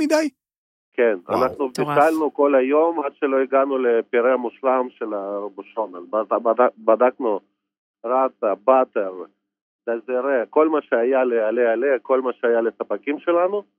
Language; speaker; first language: Hebrew; non-native, fluent; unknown